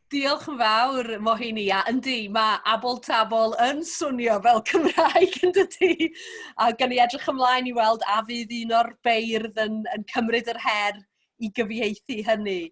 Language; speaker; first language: Welsh; native; Welsh